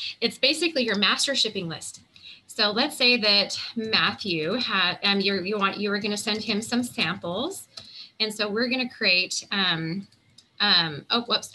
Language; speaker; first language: English; native; English